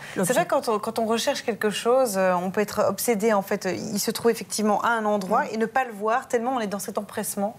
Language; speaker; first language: French; native; French